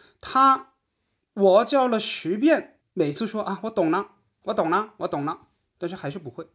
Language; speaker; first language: Chinese; non-native, fluent; Korean